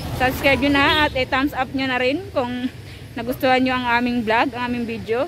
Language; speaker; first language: Filipino; non-native, local second language; Cebuano